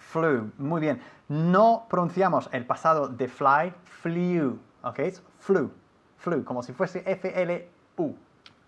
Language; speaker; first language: Spanish; non-native, fluent; English